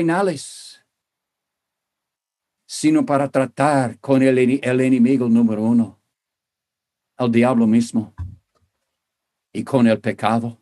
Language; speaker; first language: Spanish; non-native, fluent; English